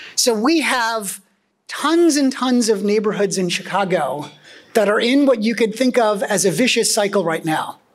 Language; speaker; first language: English; native; English